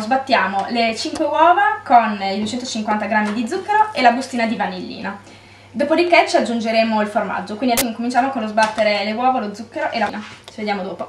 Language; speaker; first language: Italian; native; Italian